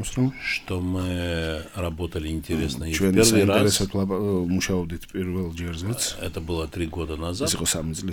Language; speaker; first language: Russian; non-native, fluent; Romanian